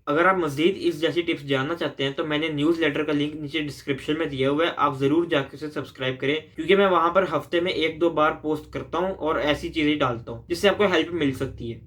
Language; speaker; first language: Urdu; native; Urdu